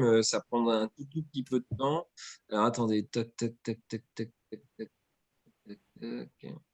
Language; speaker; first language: French; native; French